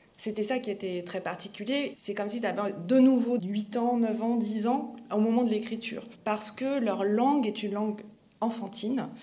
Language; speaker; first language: French; native; French